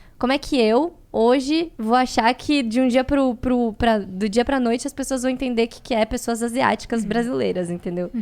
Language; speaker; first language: Portuguese; native; Portuguese